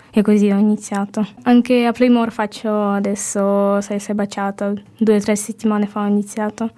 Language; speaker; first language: Italian; non-native, fluent; Ukrainian